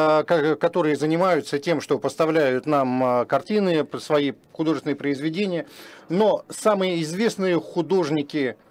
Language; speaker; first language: Russian; non-native, fluent; French